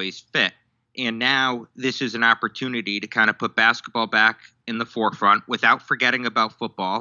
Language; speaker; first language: English; native; English